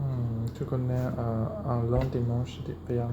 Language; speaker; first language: French; non-native, learner; Chinese